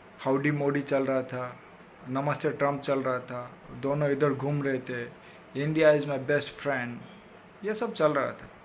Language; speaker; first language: Hindi; non-native, local second language; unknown